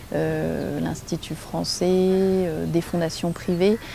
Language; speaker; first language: French; native; French